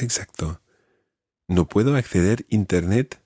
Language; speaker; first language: Spanish; non-native, fluent; English